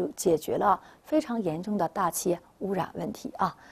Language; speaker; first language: Chinese; native; Chinese